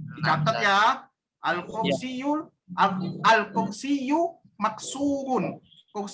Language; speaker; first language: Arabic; non-native, fluent; Indonesian